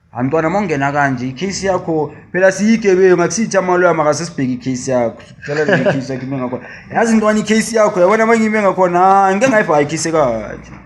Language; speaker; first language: Zulu; native; Zulu